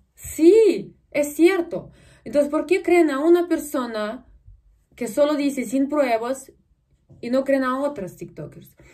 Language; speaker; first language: Spanish; non-native, fluent; Russian